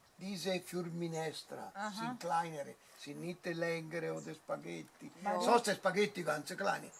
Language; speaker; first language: German; non-native, learner; Italian